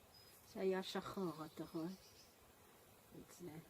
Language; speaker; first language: Hebrew; non-native, fluent; French